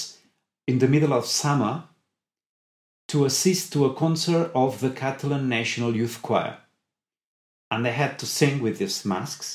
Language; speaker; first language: English; non-native, fluent; Spanish